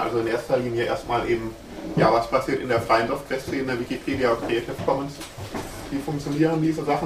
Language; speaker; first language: German; native; German